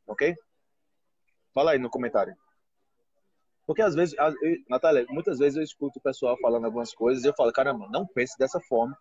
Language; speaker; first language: Portuguese; native; Portuguese